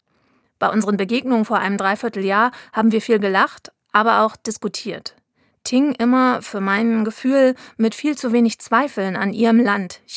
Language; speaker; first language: German; native; German